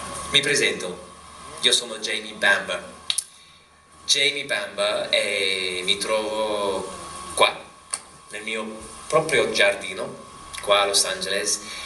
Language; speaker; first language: Italian; non-native, fluent; English